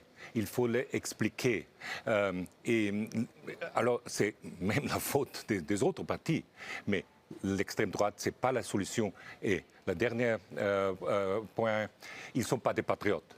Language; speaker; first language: French; non-native, fluent; German